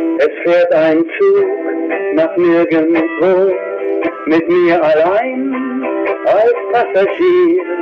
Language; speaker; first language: German; early bilingual, other home language; Italian